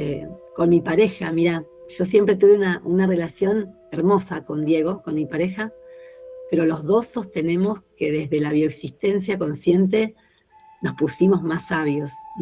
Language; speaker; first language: Spanish; native; Spanish